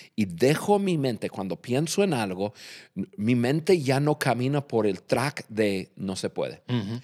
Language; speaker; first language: Spanish; non-native, fluent; English